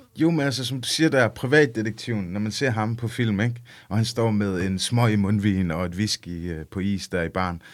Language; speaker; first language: Danish; early bilingual, other home language; English